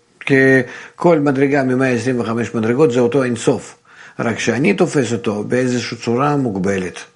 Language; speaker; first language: Hebrew; non-native, fluent; Russian